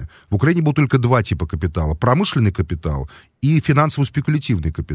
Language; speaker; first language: Russian; native; Russian